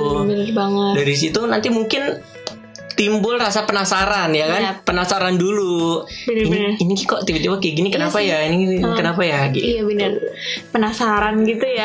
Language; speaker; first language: Indonesian; native; Indonesian